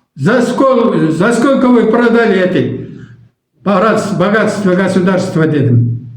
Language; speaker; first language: Russian; non-native, local second language; Kazakh